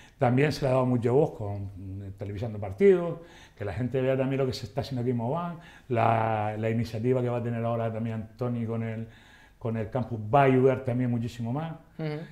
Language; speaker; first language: Spanish; native; Spanish